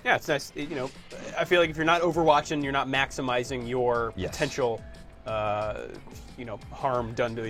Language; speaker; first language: English; native; English